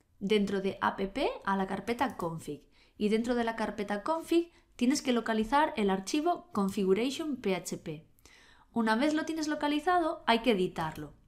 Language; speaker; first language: Spanish; native; Spanish